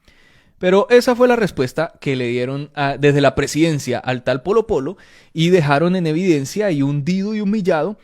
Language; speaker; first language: Spanish; native; Spanish